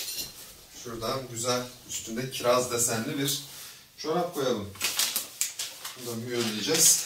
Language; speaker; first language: Turkish; native; Turkish